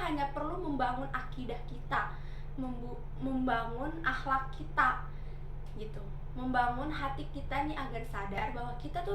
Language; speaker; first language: Indonesian; native; Indonesian